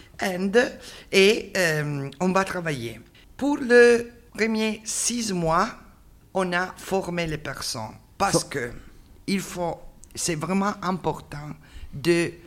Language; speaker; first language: French; non-native, learner; Italian